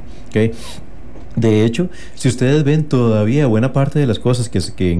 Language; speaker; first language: Spanish; native; Spanish